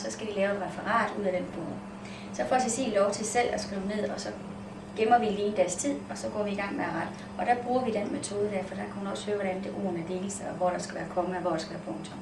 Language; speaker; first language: Danish; native; Danish